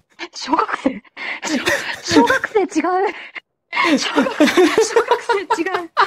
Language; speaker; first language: Japanese; native; Japanese